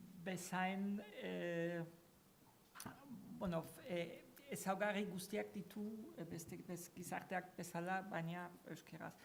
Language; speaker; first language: Basque; non-native, fluent; German